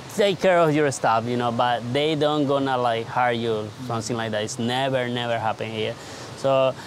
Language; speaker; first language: English; non-native, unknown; Spanish